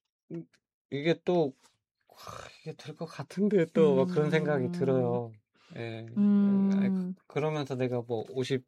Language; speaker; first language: Korean; native; Korean